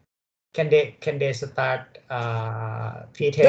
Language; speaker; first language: English; non-native, learner; Thai